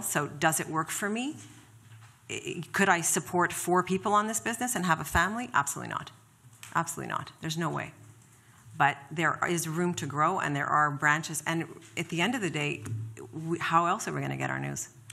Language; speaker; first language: English; native; English